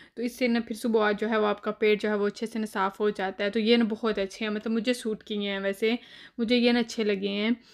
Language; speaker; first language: Urdu; native; Urdu